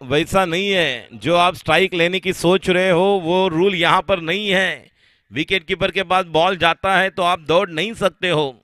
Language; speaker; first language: Hindi; non-native, local second language; Marathi